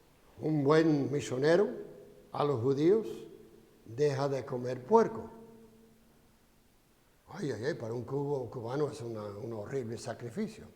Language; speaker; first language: Spanish; non-native, fluent; English